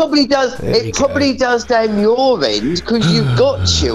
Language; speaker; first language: English; native; English